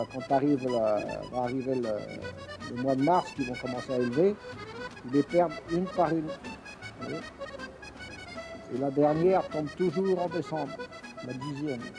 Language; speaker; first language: French; native; French